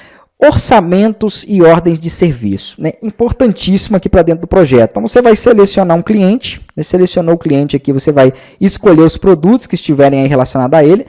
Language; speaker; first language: Portuguese; native; Portuguese